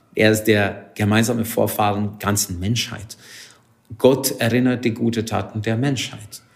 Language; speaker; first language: German; non-native, fluent; Hungarian